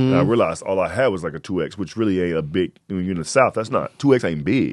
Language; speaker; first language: English; native; English